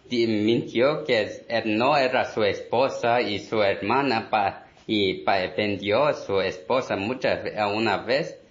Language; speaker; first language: Spanish; non-native, learner; Korean